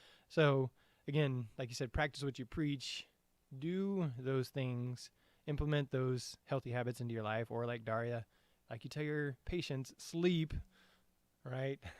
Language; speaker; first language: English; native; English